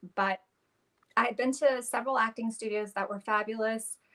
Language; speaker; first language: English; native; English